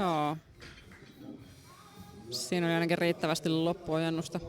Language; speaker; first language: Finnish; native; Finnish